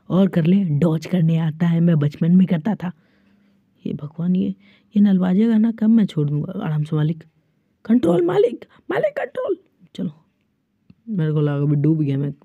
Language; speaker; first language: Hindi; native; Hindi